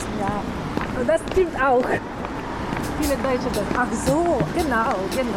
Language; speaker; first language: German; non-native, learner; Ukrainian